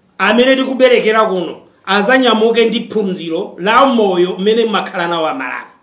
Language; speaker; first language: Nyanja; non-native, fluent; Kinyarwanda